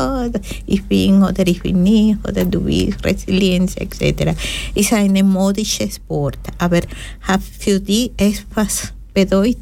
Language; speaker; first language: German; non-native, learner; Spanish